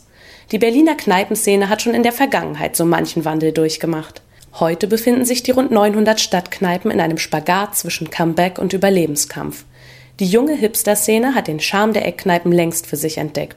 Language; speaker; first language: German; native; German